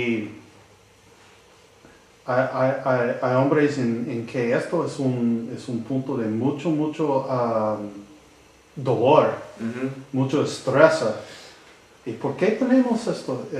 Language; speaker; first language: Spanish; non-native, learner; English